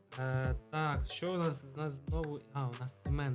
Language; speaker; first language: Ukrainian; non-native, local second language; Russian